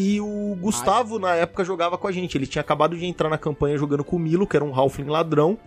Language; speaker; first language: Portuguese; native; Portuguese